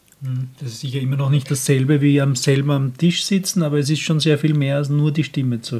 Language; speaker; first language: German; native; German